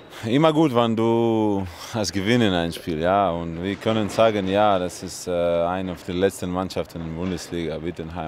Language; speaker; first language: German; non-native, learner; Russian